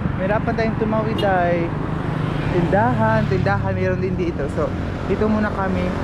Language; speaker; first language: Filipino; non-native, local second language; Cebuano